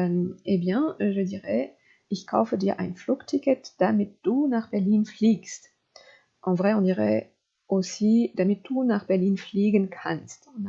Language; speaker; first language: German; non-native, fluent; French